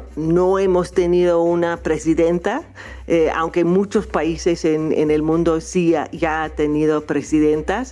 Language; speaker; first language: Spanish; non-native, fluent; English